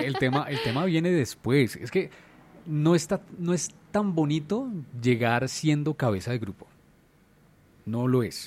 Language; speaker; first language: Spanish; native; Spanish